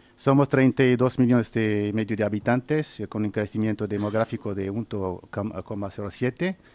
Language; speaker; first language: Spanish; non-native, fluent; Arabic